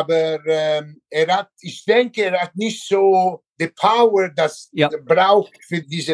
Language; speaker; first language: German; non-native, learner; Italian